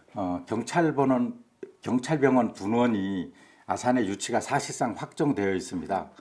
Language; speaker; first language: Korean; native; Korean